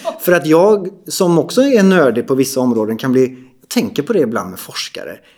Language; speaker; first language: Swedish; native; Swedish